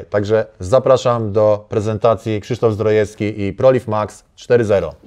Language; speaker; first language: Polish; native; Polish